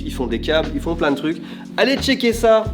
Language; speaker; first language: French; native; French